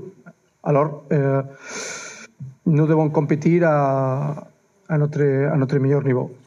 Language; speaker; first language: French; non-native, fluent; Spanish